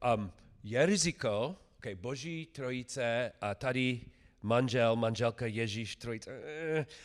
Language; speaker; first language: Czech; non-native, learner; English